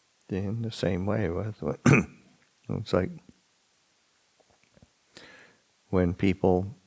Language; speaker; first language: English; native; English